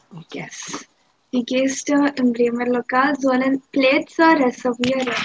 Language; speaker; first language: German; non-native, fluent; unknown